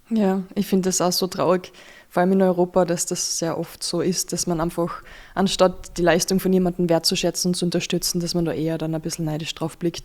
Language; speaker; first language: German; native; German